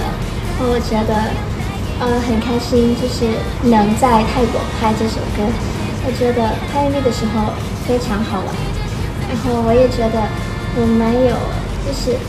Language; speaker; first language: Chinese; non-native, fluent; Thai